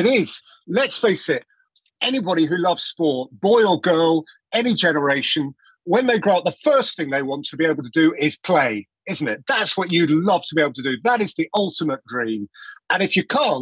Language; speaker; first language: English; native; English